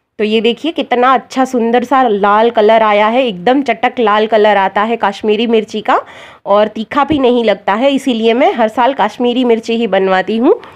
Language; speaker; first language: Hindi; non-native, local second language; Gujarati